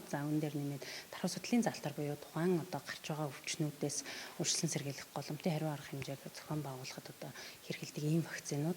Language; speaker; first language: Mongolian; native; Mongolian